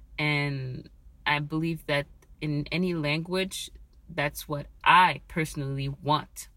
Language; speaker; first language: English; non-native, fluent; French